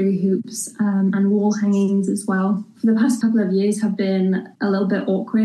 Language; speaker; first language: English; native; English